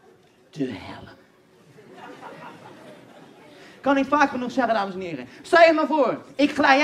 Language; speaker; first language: Dutch; native; Dutch